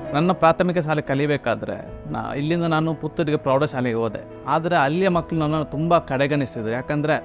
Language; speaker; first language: Kannada; native; Kannada